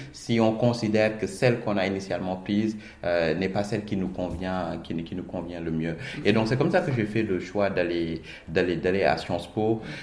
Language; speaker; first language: French; non-native, local second language; Wolof